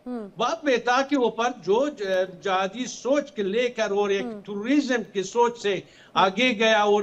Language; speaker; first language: Hindi; non-native, fluent; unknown